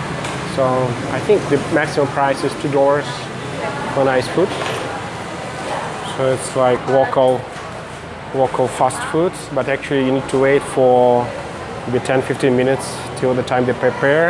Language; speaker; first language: English; non-native, fluent; Russian